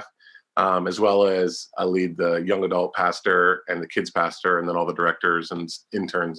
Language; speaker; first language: English; native; English